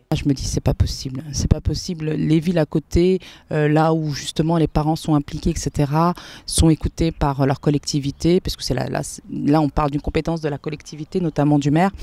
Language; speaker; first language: French; native; French